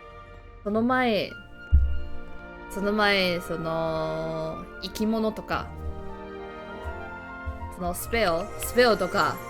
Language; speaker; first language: Japanese; non-native, learner; Chinese